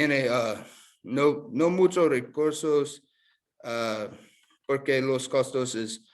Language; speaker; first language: Spanish; non-native, learner; English